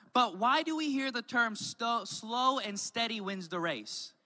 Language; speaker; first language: English; native; English